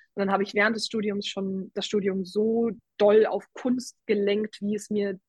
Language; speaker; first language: German; native; German